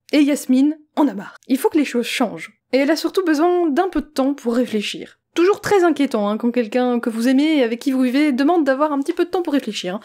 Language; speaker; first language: French; native; French